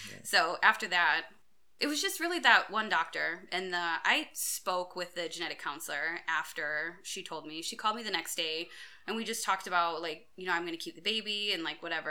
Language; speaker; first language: English; native; English